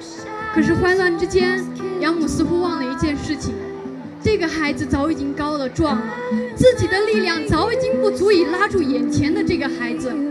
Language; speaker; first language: Chinese; native; Chinese